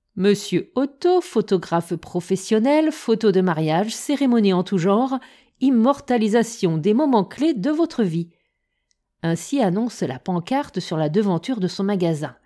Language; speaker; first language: French; native; French